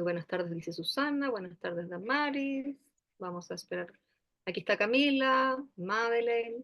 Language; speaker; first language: Spanish; native; Spanish